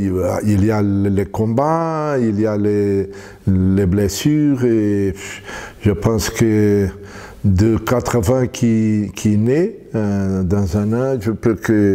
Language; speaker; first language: French; non-native, fluent; Portuguese